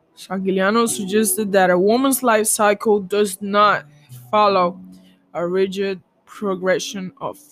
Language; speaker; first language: English; non-native, learner; Spanish